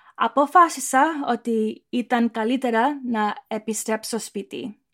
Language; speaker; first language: Greek; early bilingual, heritage; Greek